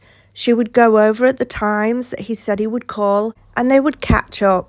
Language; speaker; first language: English; native; English